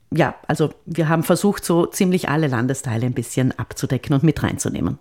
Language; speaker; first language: German; native; German